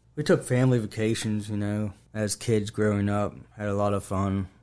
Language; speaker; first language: English; native; English